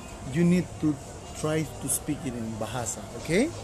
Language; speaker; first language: English; non-native, learner; Indonesian